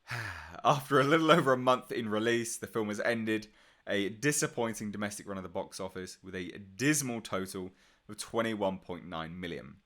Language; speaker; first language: English; native; English